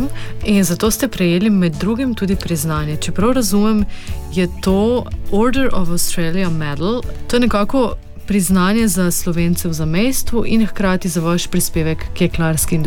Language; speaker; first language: Slovenian; native; Slovenian